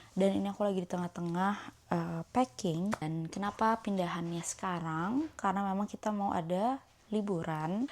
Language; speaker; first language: Indonesian; native; Indonesian